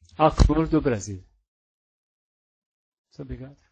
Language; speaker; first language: Portuguese; non-native, fluent; Persian